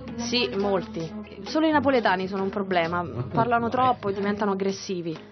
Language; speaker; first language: Italian; non-native, fluent; Russian